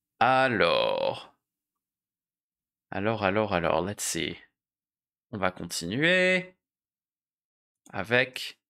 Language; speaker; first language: French; native; French